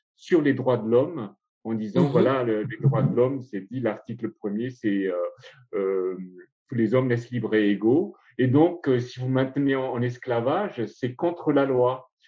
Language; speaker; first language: French; non-native, local second language; Malagasy